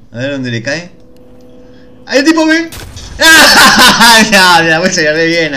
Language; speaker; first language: Spanish; native; Spanish